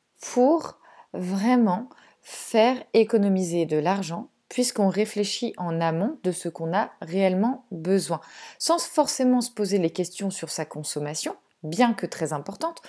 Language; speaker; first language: French; native; French